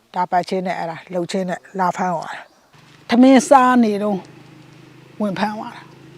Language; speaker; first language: Burmese; native; Burmese